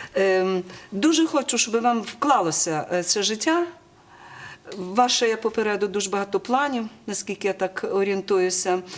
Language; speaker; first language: Ukrainian; native; Ukrainian